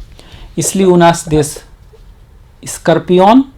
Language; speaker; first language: Russian; non-native, learner; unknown